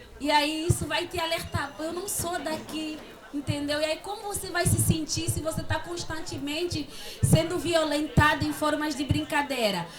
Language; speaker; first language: Portuguese; native; Portuguese